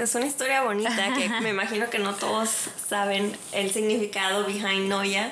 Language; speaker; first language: Spanish; early bilingual, heritage; Spanish